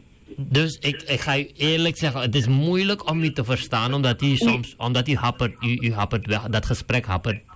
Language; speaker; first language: Dutch; native; Dutch